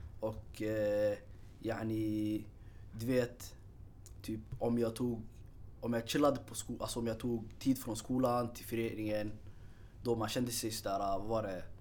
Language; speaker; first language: Swedish; early bilingual, other home language; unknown